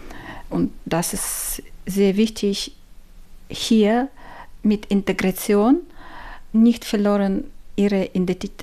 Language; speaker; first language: German; non-native, learner; Ukrainian